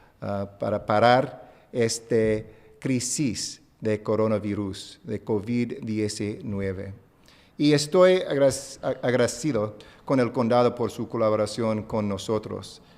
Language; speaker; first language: Spanish; non-native, fluent; English